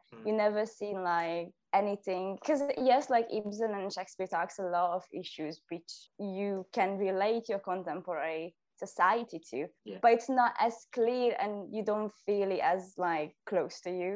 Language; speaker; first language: English; non-native, fluent; Hungarian